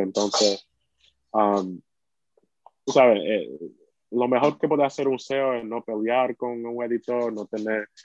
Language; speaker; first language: Spanish; early bilingual, heritage; Spanish